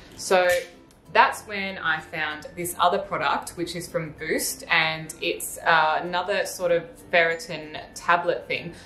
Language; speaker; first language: English; native; English